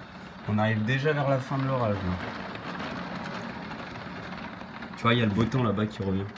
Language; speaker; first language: French; native; French